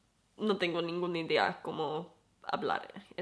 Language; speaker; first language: Spanish; non-native, learner; German